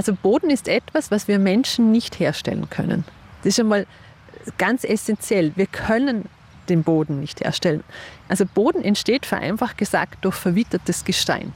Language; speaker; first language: German; native; German